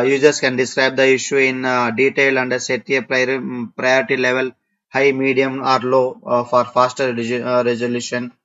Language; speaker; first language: English; non-native, local second language; Telugu